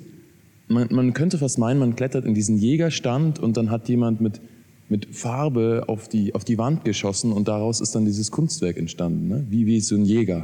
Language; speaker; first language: German; native; German